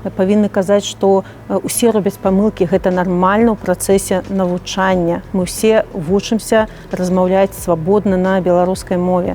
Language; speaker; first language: Belarusian; non-native, local second language; Russian